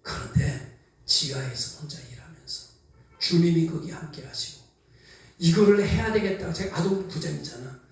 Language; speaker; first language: Korean; native; Korean